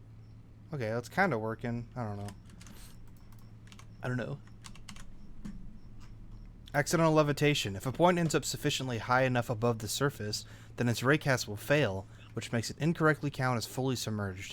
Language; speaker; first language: English; native; English